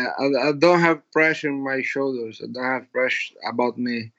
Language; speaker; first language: English; non-native, learner; Portuguese